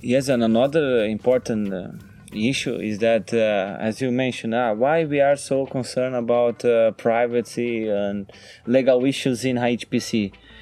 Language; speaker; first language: English; non-native, fluent; Portuguese